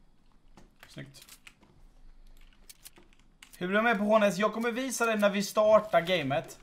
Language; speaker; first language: Swedish; native; Swedish